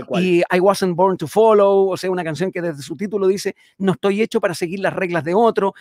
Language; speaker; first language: Spanish; native; Spanish